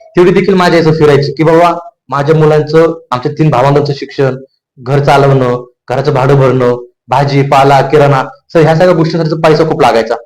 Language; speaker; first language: Marathi; native; Marathi